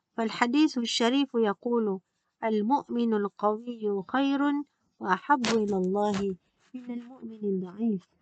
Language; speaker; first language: Arabic; non-native, fluent; Malay